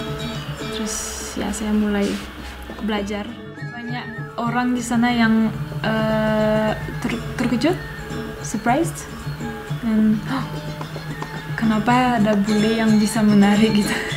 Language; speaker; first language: Indonesian; non-native, fluent; French